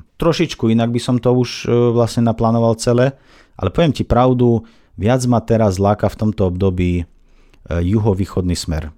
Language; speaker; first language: Slovak; non-native, fluent; Russian